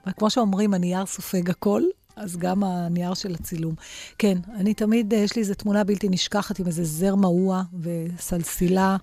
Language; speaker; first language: Hebrew; native; Hebrew